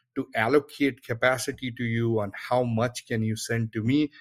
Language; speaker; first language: English; non-native, local second language; Gujarati